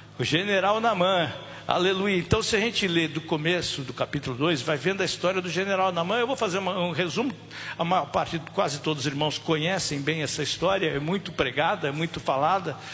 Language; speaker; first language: Portuguese; native; Portuguese